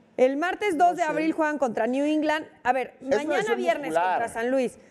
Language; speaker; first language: Spanish; native; Spanish